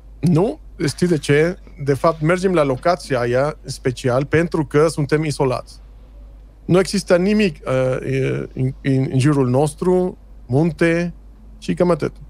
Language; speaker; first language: Romanian; non-native, fluent; Spanish